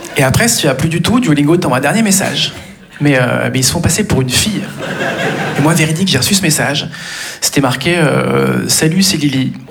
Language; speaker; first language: French; native; French